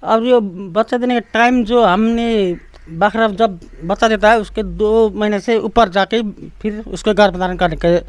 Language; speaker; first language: Hindi; non-native, local second language; Nepali